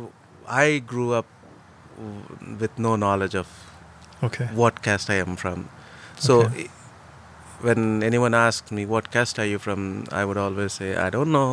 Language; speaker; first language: English; non-native, local second language; Telugu